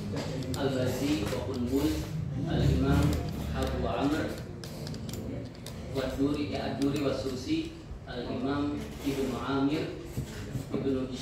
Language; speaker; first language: Arabic; non-native, learner; Indonesian